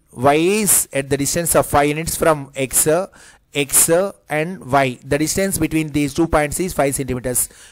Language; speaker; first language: English; non-native, local second language; Telugu